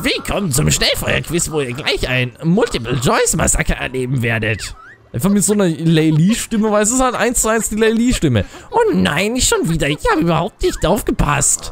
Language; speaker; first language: German; native; German